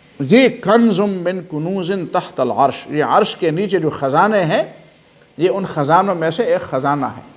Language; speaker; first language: Urdu; non-native, local second language; Pashto